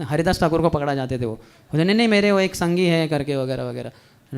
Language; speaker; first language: Hindi; native; Hindi